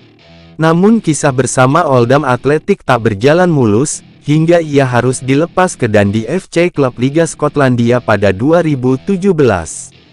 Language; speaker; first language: Indonesian; native; Indonesian